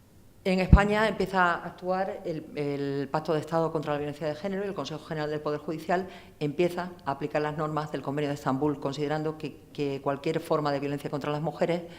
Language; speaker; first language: Spanish; native; Spanish